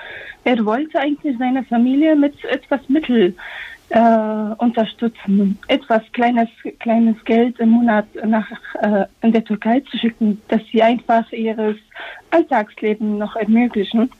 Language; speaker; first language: German; non-native, fluent; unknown